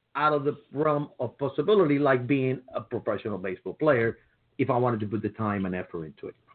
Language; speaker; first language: English; early bilingual, other home language; Spanish